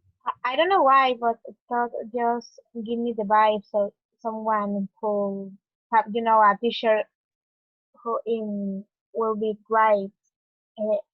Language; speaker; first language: English; non-native, learner; Spanish